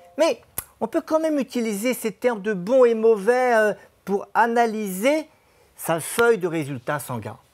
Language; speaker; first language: French; native; French